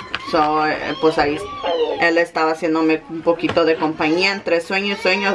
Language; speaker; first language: Spanish; early bilingual, heritage; Spanish